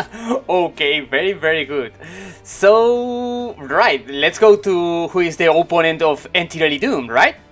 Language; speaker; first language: English; non-native, learner; Spanish